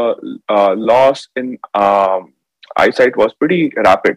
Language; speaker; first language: English; non-native, local second language; Marathi